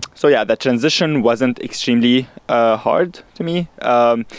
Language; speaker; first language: English; non-native, fluent; Arabic